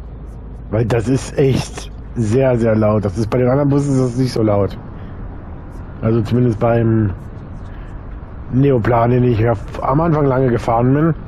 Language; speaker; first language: German; native; German